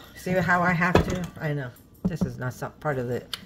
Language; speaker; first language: English; native; English